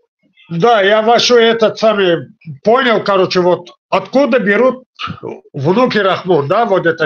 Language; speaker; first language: Russian; non-native, fluent; Tajik